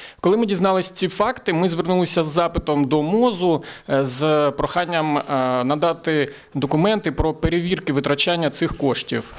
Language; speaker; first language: Ukrainian; native; Ukrainian